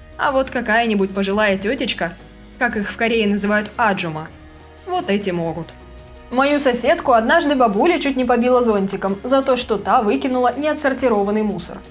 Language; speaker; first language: Russian; native; Russian